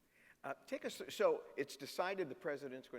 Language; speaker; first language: English; native; English